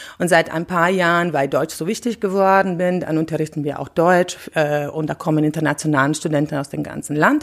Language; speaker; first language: German; non-native, fluent; Italian